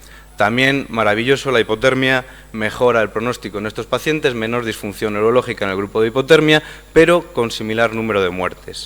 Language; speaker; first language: Spanish; native; Spanish